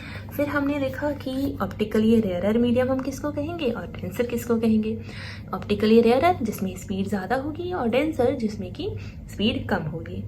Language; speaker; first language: Hindi; native; Hindi